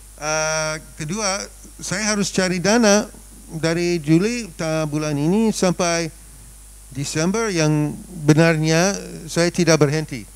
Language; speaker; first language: Indonesian; non-native, fluent; English